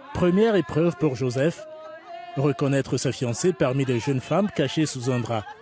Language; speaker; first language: French; native; French